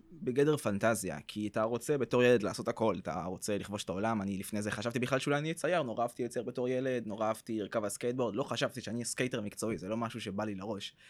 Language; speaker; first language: Hebrew; early bilingual, other home language; French